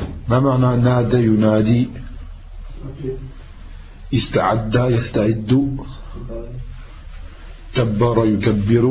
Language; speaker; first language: Arabic; non-native, fluent; French